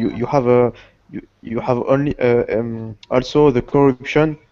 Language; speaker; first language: English; non-native, learner; Portuguese